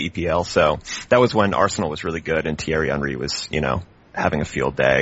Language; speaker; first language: English; native; English